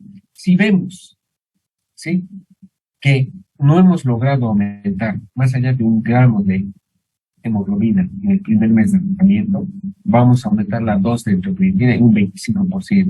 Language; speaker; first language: Spanish; native; Spanish